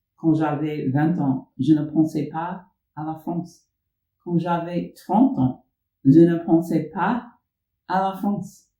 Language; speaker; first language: French; non-native, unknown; English